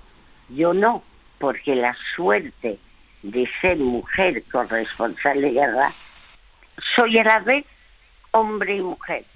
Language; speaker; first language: Spanish; early bilingual, other home language; French